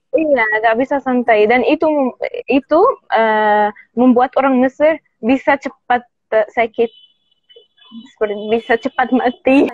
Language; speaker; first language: Indonesian; non-native, learner; Arabic